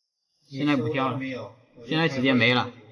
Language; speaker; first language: Chinese; native; Chinese